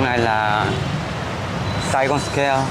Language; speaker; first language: Vietnamese; non-native, learner; Korean